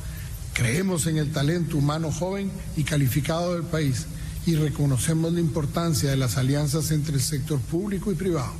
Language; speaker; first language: Spanish; native; Spanish